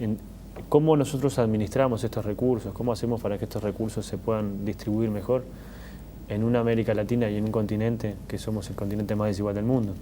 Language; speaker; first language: Spanish; native; Spanish